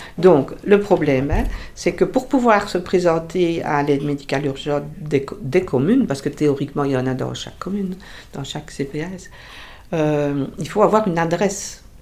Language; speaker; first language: French; native; French